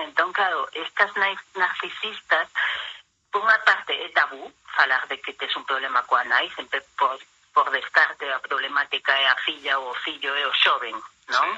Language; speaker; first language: Galician; non-native, local second language; Spanish